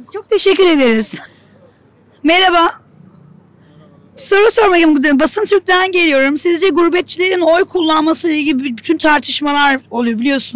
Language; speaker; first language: Turkish; native; Turkish